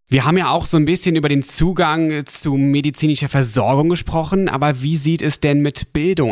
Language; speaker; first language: German; native; German